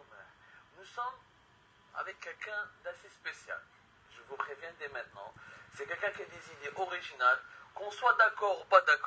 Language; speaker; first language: French; native; French